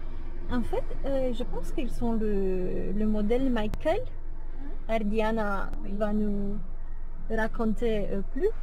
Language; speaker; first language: French; non-native, fluent; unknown